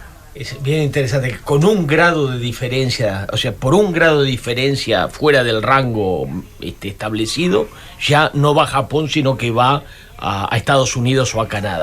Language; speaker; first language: Spanish; native; Spanish